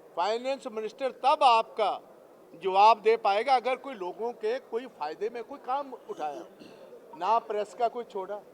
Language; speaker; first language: Hindi; non-native, local second language; Punjabi